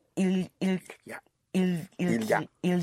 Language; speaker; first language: French; non-native, learner; English